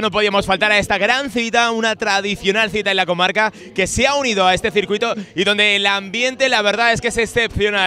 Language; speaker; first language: Spanish; native; Spanish